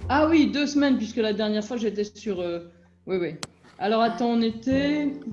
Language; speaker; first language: French; native; French